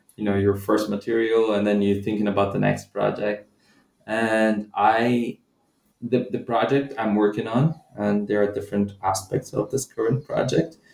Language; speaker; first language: English; non-native, fluent; Portuguese